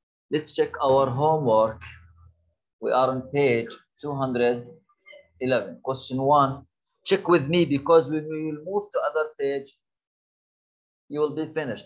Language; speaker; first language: English; non-native, fluent; Arabic